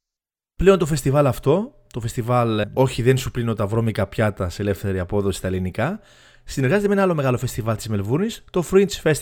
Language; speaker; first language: Greek; native; Greek